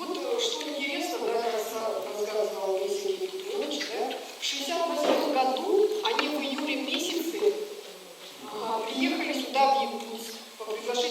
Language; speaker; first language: Russian; native; Russian